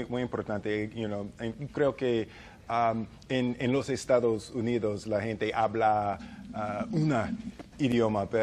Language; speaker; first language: Spanish; non-native, learner; English